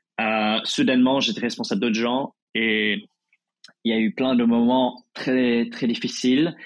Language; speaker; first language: French; non-native, fluent; English